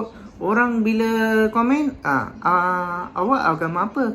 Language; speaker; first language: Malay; non-native, local second language; Tamil